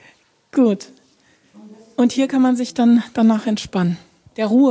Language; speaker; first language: German; native; German